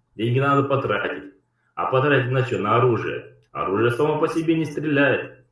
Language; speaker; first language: Russian; native; Russian